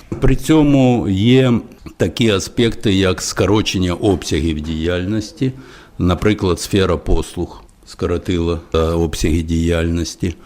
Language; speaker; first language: Ukrainian; non-native, local second language; Russian